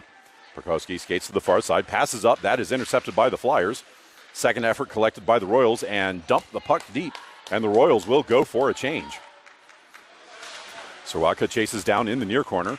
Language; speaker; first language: English; native; English